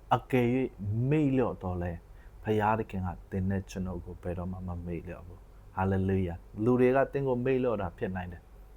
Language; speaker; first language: Burmese; non-native, local second language; Tedim Chin